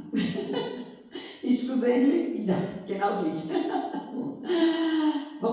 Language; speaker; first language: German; non-native, learner; Portuguese